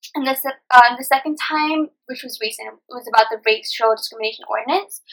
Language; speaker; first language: English; non-native, local second language; Nepali